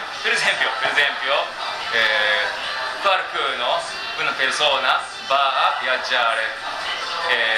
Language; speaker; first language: Italian; non-native, learner; Japanese